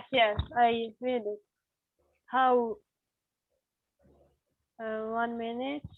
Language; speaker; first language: English; non-native, learner; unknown